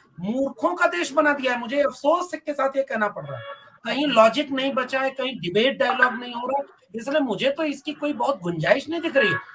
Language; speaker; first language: Hindi; non-native, local second language; Bhojpuri